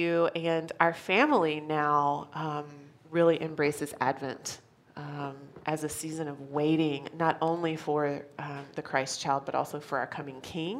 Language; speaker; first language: English; native; English